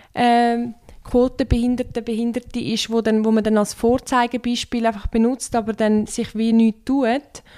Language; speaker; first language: German; non-native, fluent; Turkish